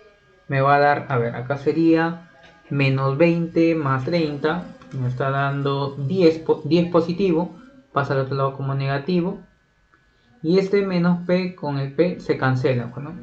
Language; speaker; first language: Spanish; native; Spanish